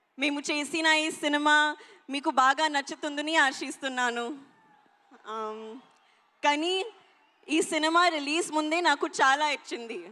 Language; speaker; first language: Telugu; non-native, learner; Hindi